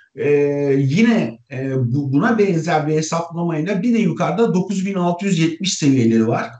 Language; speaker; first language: Turkish; native; Turkish